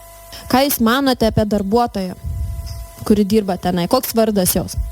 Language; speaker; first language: Lithuanian; native; Lithuanian